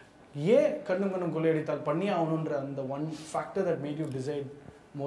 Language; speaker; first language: Tamil; native; Tamil